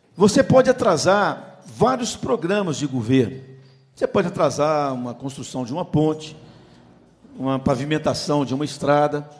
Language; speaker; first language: Portuguese; native; Portuguese